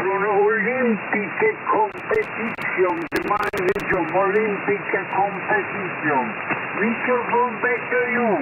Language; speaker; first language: English; non-native, learner; Italian